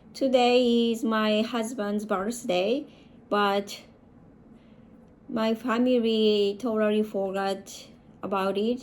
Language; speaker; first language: English; non-native, learner; Japanese